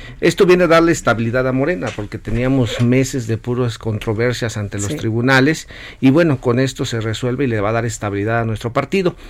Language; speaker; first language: Spanish; native; Spanish